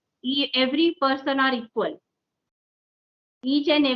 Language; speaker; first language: English; non-native, local second language; Hindi